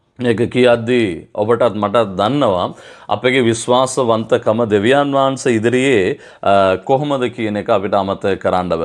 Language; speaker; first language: Sinhala; non-native, local second language; Tamil